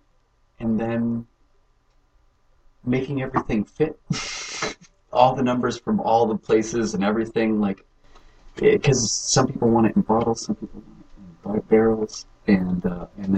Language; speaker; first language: English; native; English